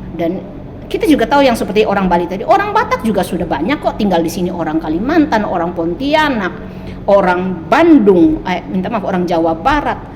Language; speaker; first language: Indonesian; native; Indonesian